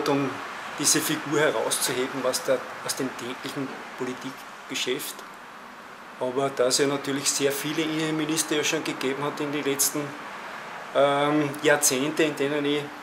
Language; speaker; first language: German; native; German